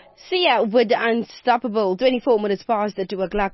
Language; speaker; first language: English; non-native, local second language; Afrikaans